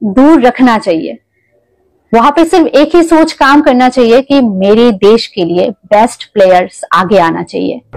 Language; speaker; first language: Hindi; non-native, local second language; Kok Borok